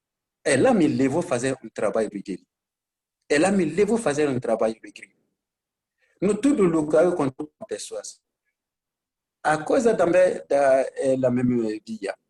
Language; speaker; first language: Portuguese; non-native, learner; Bambara